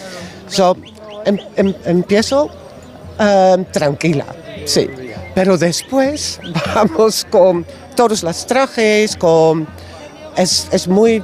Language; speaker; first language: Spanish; non-native, learner; Dutch